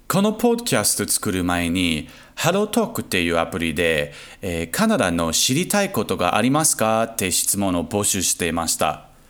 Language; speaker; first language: Japanese; non-native, learner; English